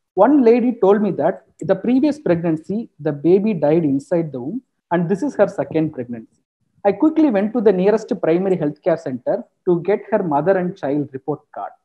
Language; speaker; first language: English; non-native, local second language; Tamil